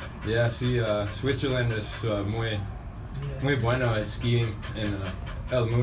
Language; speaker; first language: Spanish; non-native, learner; English